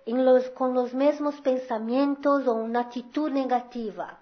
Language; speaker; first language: Spanish; non-native, fluent; Portuguese